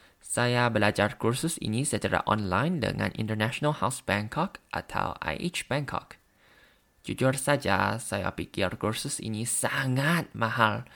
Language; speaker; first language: Indonesian; non-native, learner; Thai